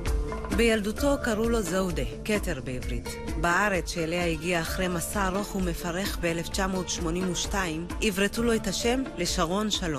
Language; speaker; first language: Hebrew; native; Hebrew